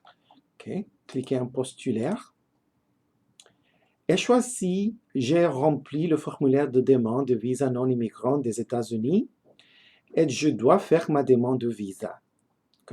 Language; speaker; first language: French; non-native, learner; English